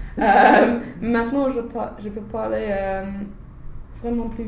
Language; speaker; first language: French; non-native, fluent; English